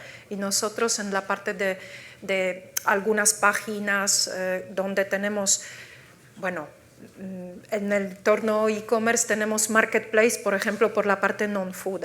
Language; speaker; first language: Spanish; non-native, fluent; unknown